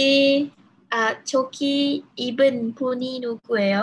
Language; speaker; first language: Korean; non-native, learner; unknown